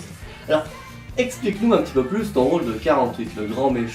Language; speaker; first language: French; native; French